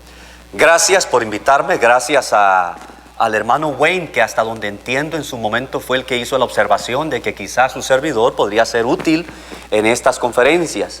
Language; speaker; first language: Spanish; native; Spanish